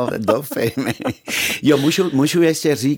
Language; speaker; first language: Czech; non-native, fluent; Spanish